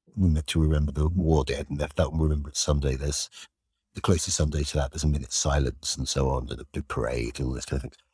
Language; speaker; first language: English; native; English